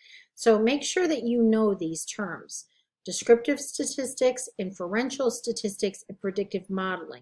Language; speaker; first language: English; native; English